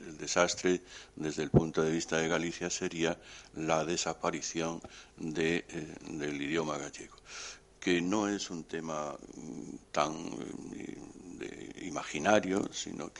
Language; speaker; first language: Spanish; native; Spanish